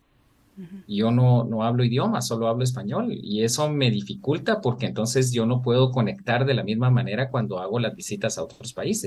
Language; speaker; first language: Spanish; native; Spanish